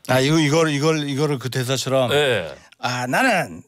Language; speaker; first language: Korean; native; Korean